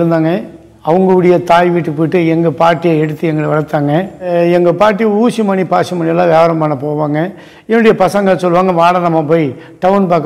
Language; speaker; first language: Tamil; native; Tamil